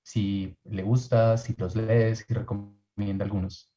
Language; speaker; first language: Spanish; native; Spanish